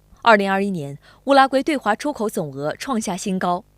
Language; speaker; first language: Chinese; native; Chinese